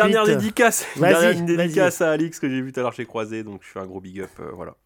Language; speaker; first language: French; native; French